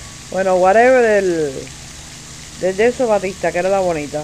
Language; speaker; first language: Spanish; native; Spanish